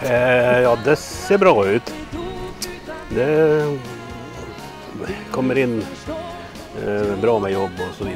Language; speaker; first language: Swedish; native; Swedish